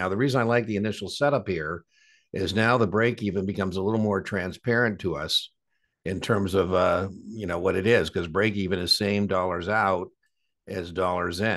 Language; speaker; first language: English; native; English